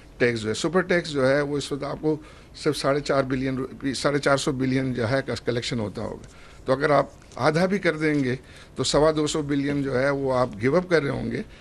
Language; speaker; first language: Urdu; native; Urdu